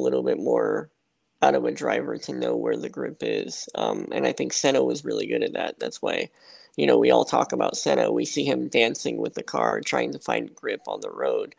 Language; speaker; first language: English; native; English